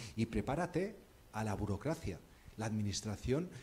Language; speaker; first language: Spanish; native; Spanish